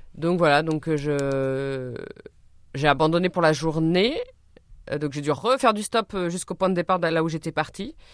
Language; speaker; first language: French; native; French